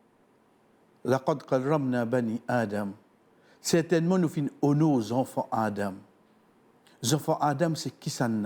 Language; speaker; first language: French; non-native, local second language; Morisyen